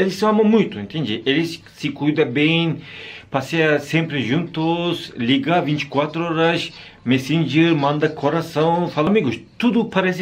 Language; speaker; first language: Portuguese; non-native, learner; Turkish